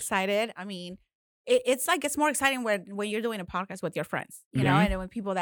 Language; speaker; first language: English; non-native, fluent; Spanish